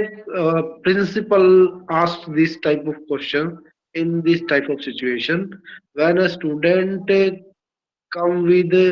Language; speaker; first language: English; non-native, learner; Hindi